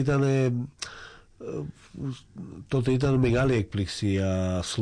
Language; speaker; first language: Greek; non-native, fluent; Slovak